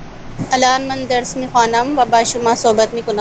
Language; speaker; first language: Persian; non-native, learner; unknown